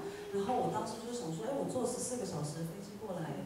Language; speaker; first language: Chinese; native; Chinese